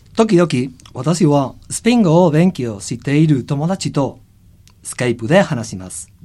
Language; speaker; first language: Japanese; non-native, learner; Spanish